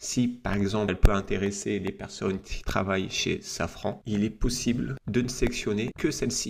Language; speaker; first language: French; native; French